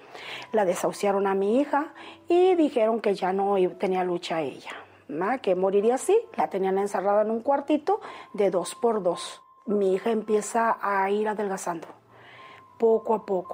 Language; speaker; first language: Spanish; native; Spanish